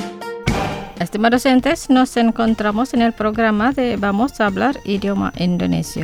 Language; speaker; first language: Spanish; non-native, fluent; Indonesian